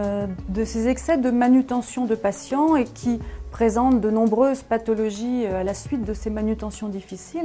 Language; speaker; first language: French; native; French